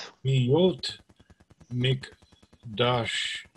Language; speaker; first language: Hebrew; non-native, learner; English